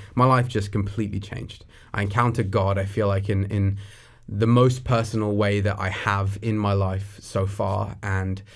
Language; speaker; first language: English; native; English